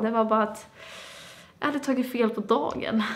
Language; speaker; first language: Swedish; native; Swedish